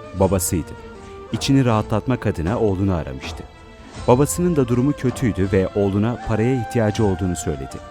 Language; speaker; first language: Turkish; native; Turkish